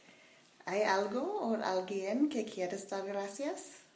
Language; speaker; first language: Spanish; non-native, learner; English